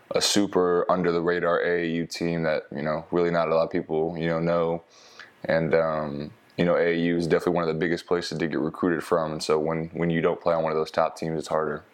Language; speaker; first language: English; native; English